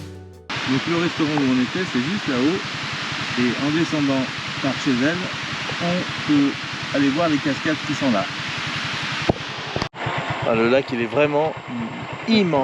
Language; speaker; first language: French; native; French